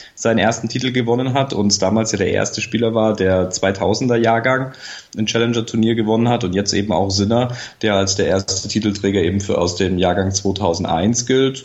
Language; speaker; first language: German; native; German